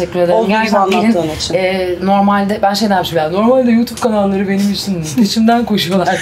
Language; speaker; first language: Turkish; native; Turkish